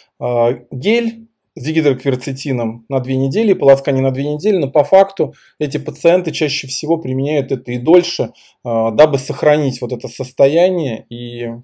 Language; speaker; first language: Russian; native; Russian